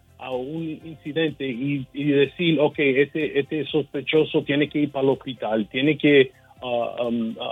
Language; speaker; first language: Spanish; early bilingual, heritage; Spanish